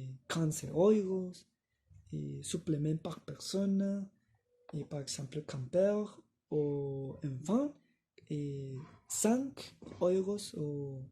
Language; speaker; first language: French; non-native, learner; Spanish